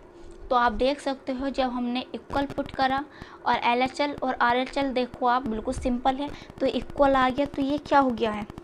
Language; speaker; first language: Hindi; native; Hindi